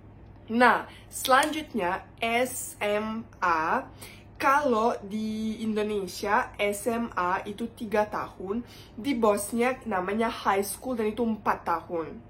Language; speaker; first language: Indonesian; non-native, fluent; Bosnian